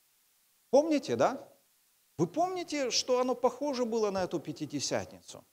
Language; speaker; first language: Russian; native; Russian